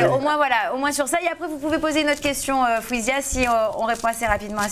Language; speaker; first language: French; native; French